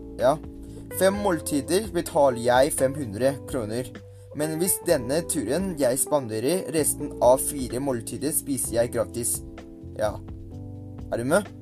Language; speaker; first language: Norwegian; non-native, learner; Thai